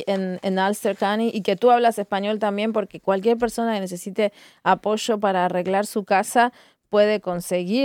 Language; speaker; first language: Spanish; native; Spanish